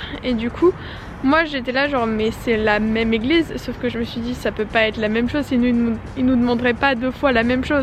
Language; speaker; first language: French; native; French